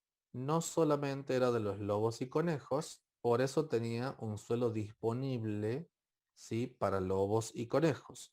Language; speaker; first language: Spanish; native; Spanish